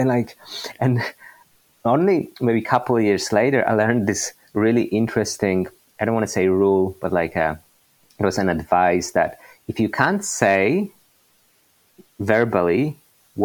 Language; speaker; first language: English; non-native, fluent; Polish